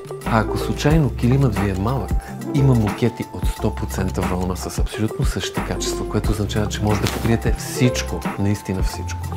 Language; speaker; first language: Bulgarian; native; Bulgarian